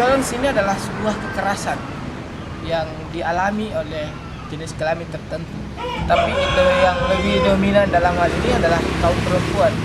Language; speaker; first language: Indonesian; native; Indonesian